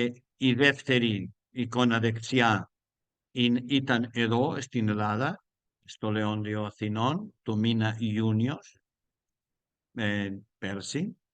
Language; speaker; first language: Greek; non-native, learner; Spanish